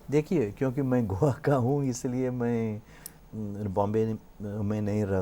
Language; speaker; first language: Hindi; non-native, local second language; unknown